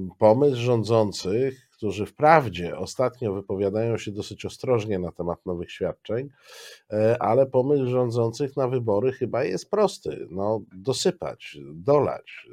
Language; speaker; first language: Polish; native; Polish